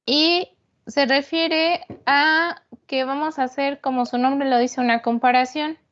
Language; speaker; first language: Spanish; native; Spanish